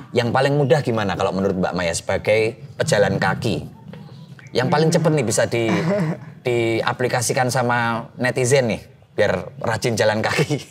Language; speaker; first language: Indonesian; native; Indonesian